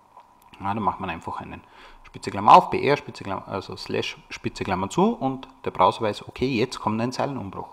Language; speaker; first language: German; native; German